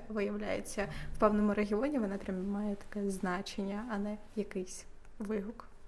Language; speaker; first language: Ukrainian; native; Ukrainian